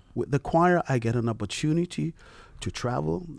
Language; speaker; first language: English; early bilingual, other home language; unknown